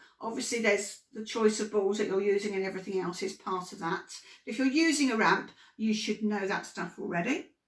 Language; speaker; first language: English; native; English